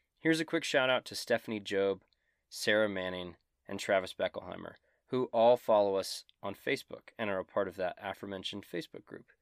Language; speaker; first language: English; native; English